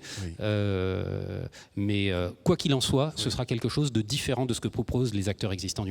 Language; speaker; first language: French; native; French